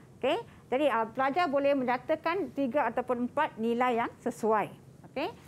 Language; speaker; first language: Malay; non-native, local second language; Tamil